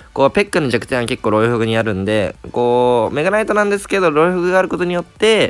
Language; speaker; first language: Japanese; native; Japanese